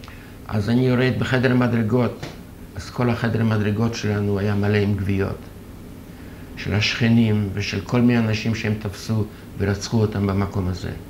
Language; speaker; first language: Hebrew; non-native, fluent; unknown